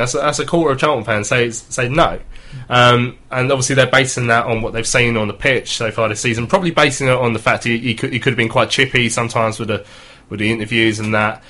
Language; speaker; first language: English; native; English